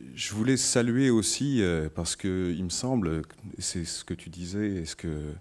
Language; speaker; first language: French; native; French